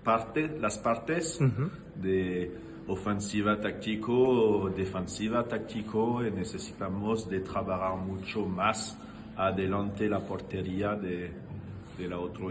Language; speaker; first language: Spanish; non-native, learner; French